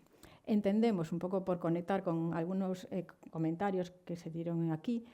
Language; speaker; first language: Spanish; native; Spanish